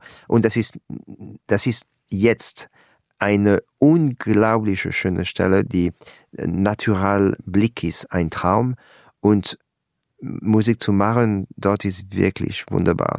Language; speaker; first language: German; non-native, learner; French